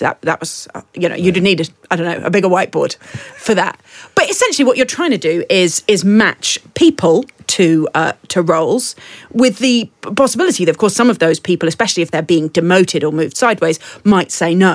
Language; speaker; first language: English; native; English